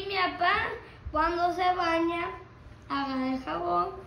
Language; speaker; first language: Spanish; native; Spanish